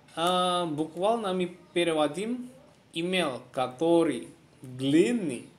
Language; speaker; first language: Russian; non-native, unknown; Indonesian